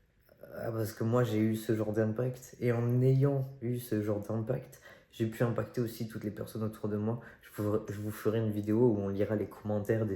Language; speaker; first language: French; native; French